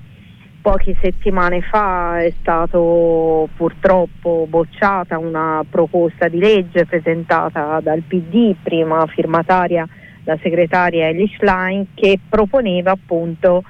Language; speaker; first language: Italian; native; Italian